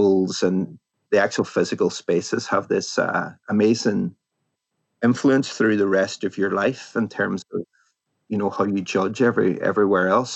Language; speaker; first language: English; native; English